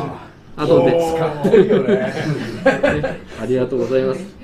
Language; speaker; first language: Japanese; native; Japanese